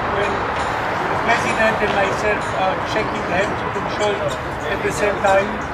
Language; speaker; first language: English; non-native, fluent; Hebrew